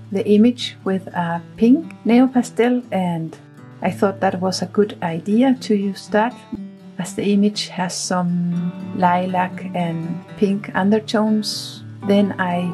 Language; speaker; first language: English; non-native, fluent; Spanish